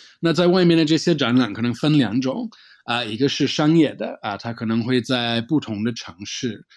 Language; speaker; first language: Chinese; non-native, fluent; English